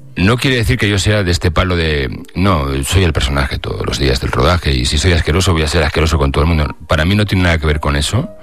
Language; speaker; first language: Spanish; native; Spanish